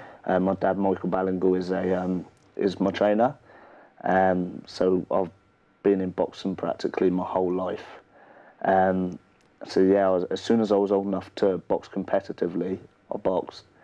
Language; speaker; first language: English; native; English